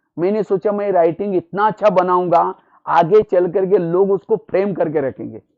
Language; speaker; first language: Hindi; non-native, local second language; Marathi